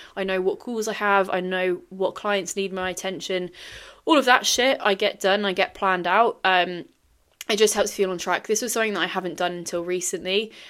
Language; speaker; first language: English; native; English